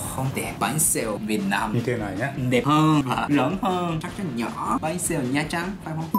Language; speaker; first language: Vietnamese; non-native, learner; Japanese